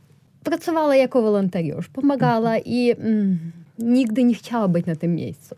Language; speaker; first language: Polish; non-native, fluent; Ukrainian